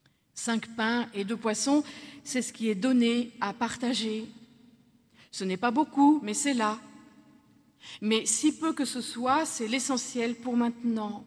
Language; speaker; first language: French; native; French